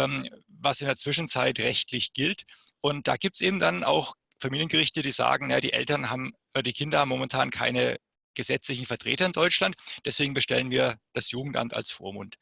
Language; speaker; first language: German; native; German